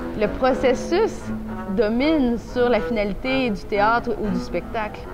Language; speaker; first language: French; native; French